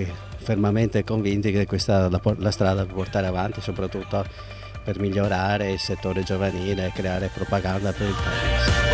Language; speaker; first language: Italian; native; Italian